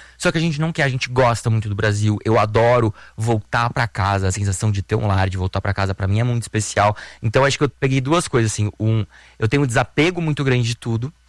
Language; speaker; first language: Portuguese; native; Portuguese